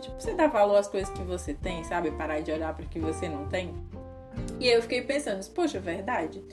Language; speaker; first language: Portuguese; native; Portuguese